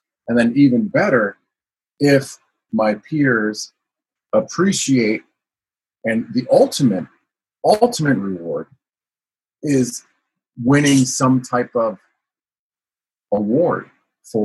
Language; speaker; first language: English; native; English